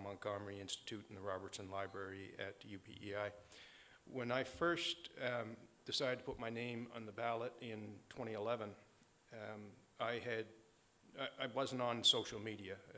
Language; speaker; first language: English; native; English